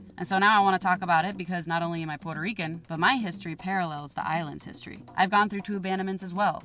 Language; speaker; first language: English; native; English